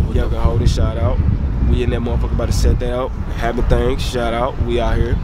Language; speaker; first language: English; native; English